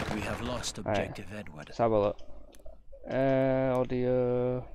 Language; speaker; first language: English; native; English